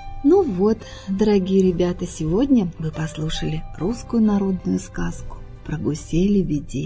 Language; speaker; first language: Russian; native; Russian